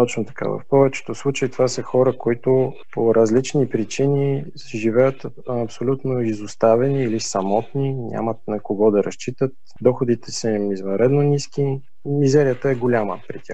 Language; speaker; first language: Bulgarian; native; Bulgarian